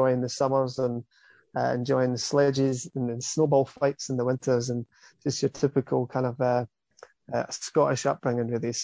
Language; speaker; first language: English; native; English